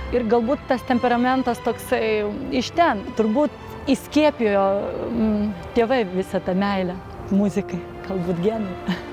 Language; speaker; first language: Lithuanian; non-native, local second language; Polish